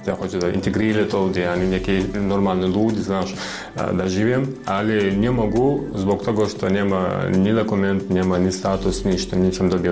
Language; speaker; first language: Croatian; non-native, learner; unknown